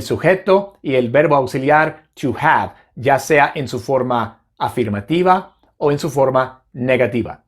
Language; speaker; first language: Spanish; non-native, fluent; English